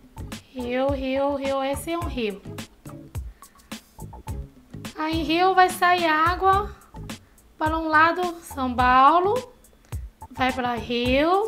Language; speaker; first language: Portuguese; non-native, learner; Chinese